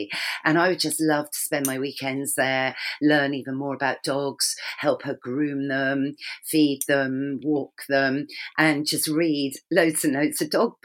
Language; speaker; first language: English; native; English